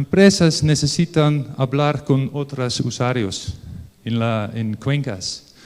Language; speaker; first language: Spanish; non-native, learner; Dutch